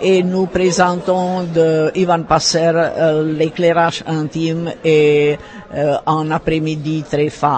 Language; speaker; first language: French; non-native, fluent; Czech